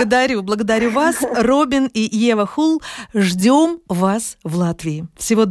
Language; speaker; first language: Russian; native; Russian